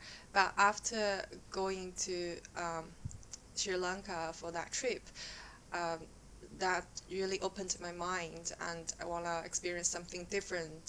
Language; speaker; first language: English; non-native, fluent; Chinese